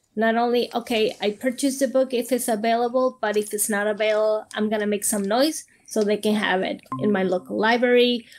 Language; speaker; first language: English; non-native, fluent; Spanish